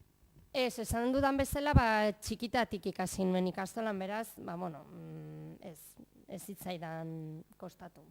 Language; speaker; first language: Basque; non-native, local second language; Spanish